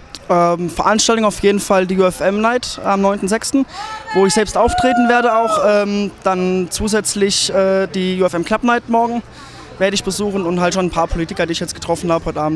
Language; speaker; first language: German; native; German